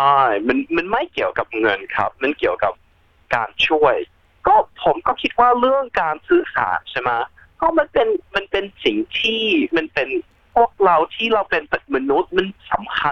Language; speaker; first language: Thai; early bilingual, heritage; Thai